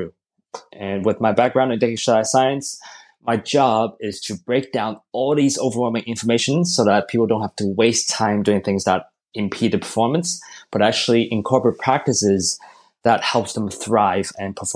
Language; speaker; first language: English; non-native, local second language; Cantonese